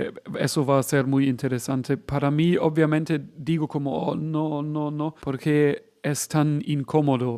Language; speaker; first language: Spanish; non-native, fluent; German